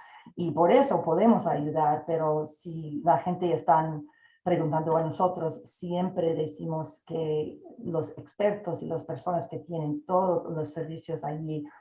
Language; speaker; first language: Spanish; non-native, fluent; English